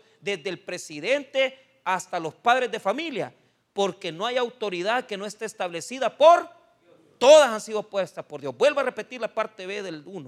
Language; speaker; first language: Spanish; native; Spanish